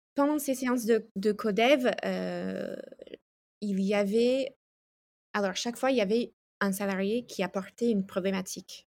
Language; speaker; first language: French; non-native, fluent; English